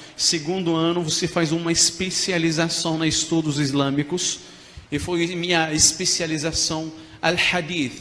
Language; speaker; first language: Portuguese; non-native, fluent; Arabic